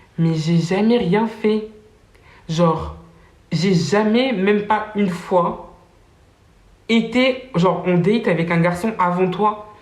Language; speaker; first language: French; early bilingual, other home language; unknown